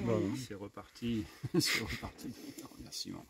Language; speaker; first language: French; native; French